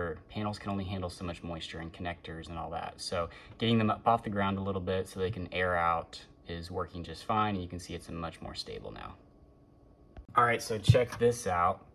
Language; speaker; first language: English; native; English